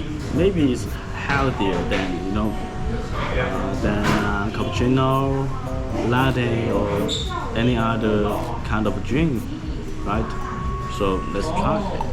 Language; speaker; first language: English; non-native, fluent; Chinese